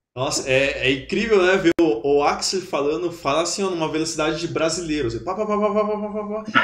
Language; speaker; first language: Portuguese; native; Portuguese